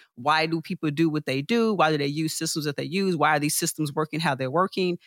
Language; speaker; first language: English; native; English